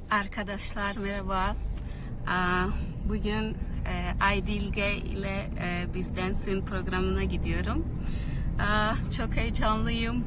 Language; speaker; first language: Turkish; non-native, fluent; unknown